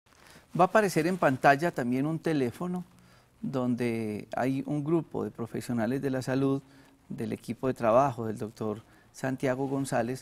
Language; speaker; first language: Spanish; native; Spanish